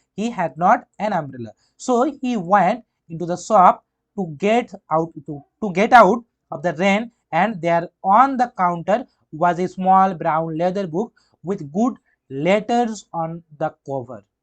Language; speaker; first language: English; non-native, local second language; Bangla